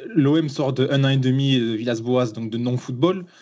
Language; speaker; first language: French; native; French